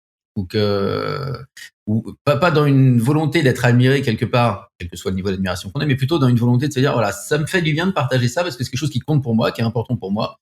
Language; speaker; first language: French; native; French